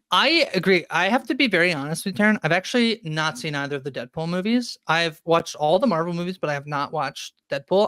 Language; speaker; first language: English; native; English